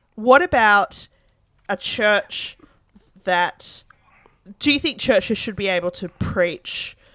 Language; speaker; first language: English; native; English